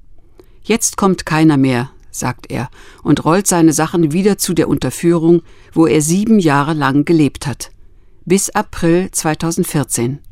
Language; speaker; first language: German; native; German